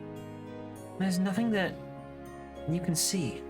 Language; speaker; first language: English; native; English